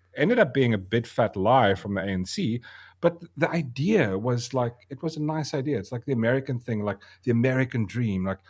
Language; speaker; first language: English; native; English